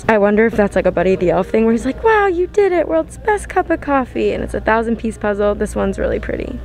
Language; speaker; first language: English; native; English